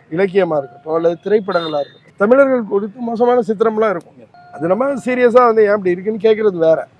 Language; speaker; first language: Tamil; native; Tamil